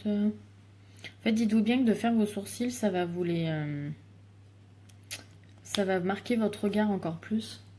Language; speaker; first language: French; native; French